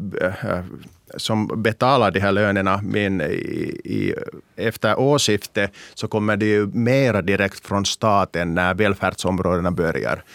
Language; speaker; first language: Swedish; non-native, local second language; Finnish